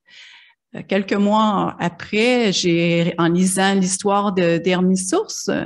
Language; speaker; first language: French; native; French